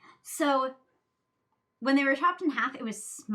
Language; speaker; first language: English; native; English